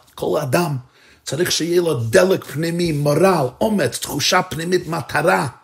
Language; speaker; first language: Hebrew; non-native, fluent; English